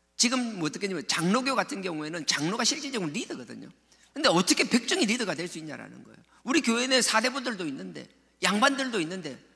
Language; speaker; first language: Korean; native; Korean